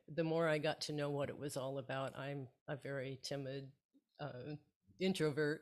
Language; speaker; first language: English; native; English